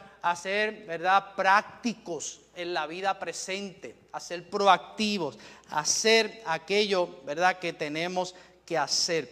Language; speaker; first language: Spanish; native; Spanish